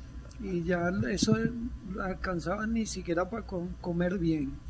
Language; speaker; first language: Portuguese; non-native, learner; Spanish